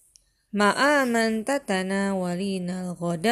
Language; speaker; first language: Arabic; non-native, learner; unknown